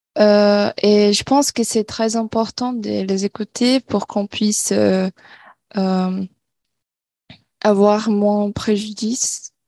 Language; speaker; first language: French; non-native, learner; Portuguese